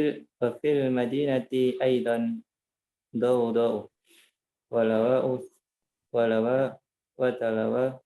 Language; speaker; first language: Arabic; non-native, learner; Indonesian